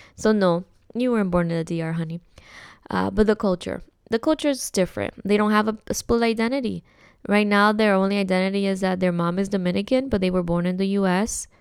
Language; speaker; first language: English; early bilingual, other home language; Spanish